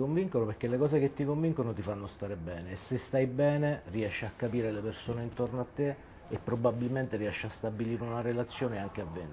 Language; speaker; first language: Italian; native; Italian